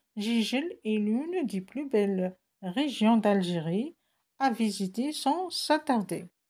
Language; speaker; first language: French; non-native, local second language; Arabic